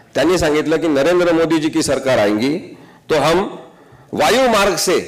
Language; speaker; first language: Hindi; non-native, local second language; Marathi